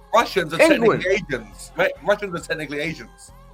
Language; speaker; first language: English; native; English